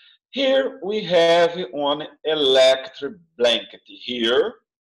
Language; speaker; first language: English; non-native, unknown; Portuguese